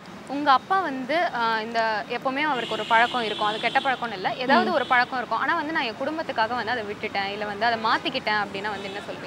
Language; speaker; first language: Tamil; native; Tamil